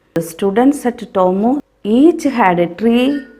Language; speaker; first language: English; non-native, local second language; Malayalam